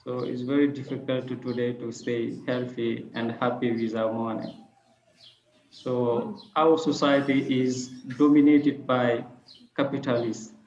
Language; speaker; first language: English; non-native, learner; French